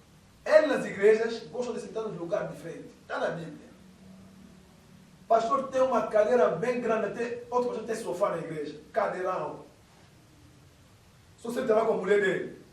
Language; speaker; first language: Portuguese; non-native, fluent; Lingala